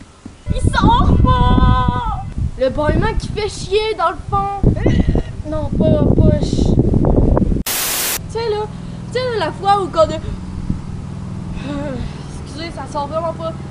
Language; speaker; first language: French; native; French